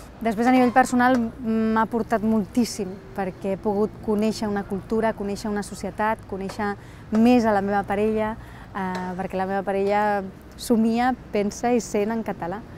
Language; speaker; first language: Catalan; non-native, local second language; Spanish